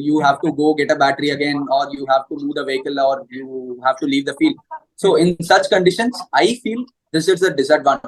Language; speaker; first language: English; non-native, local second language; Hindi